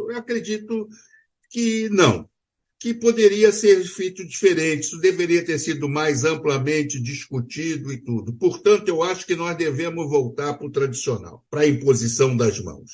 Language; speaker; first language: Portuguese; native; Portuguese